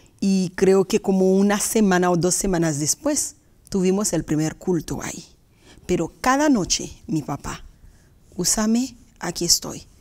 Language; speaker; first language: Spanish; non-native, fluent; Haitian Creole